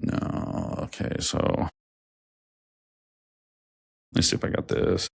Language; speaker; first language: English; native; English